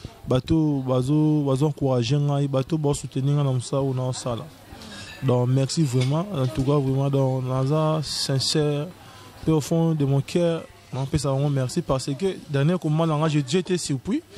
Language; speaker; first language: French; non-native, local second language; Lingala